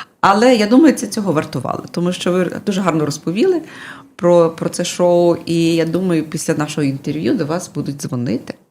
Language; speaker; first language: Ukrainian; native; Ukrainian